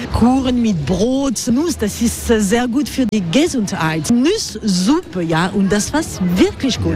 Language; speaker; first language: German; non-native, learner; French